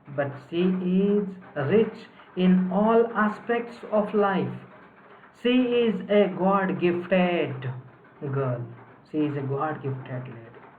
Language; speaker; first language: English; non-native, local second language; Marathi